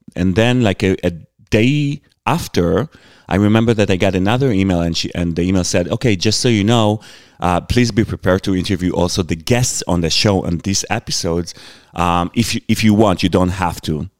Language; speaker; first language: English; non-native, fluent; Hebrew